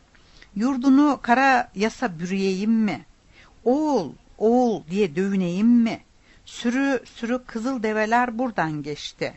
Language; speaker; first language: Turkish; native; Turkish